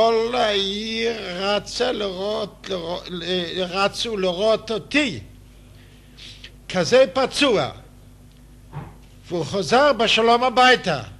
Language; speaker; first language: Hebrew; non-native, fluent; Yiddish